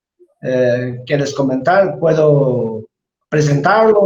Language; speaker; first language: Spanish; non-native, fluent; Portuguese